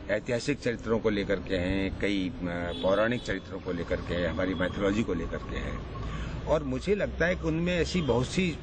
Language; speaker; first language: Hindi; native; Hindi